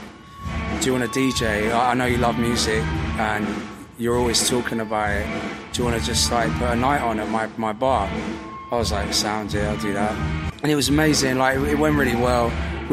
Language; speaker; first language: English; native; English